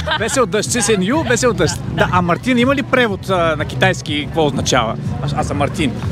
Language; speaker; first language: Bulgarian; native; Bulgarian